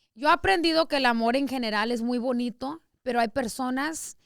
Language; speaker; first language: Spanish; early bilingual, heritage; Spanish